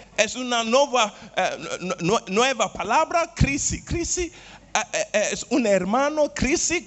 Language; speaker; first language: Spanish; non-native, learner; Portuguese